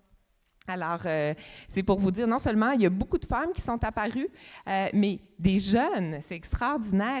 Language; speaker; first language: French; native; French